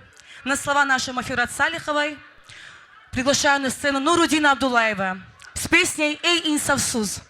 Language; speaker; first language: Russian; non-native, local second language; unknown